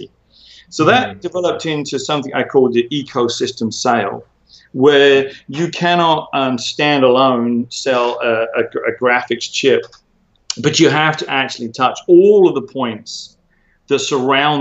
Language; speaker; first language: English; native; English